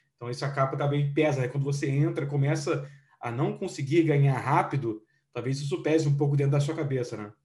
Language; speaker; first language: Portuguese; native; Portuguese